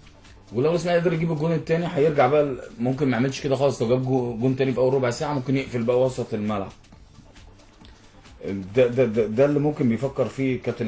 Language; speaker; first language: Arabic; native; Arabic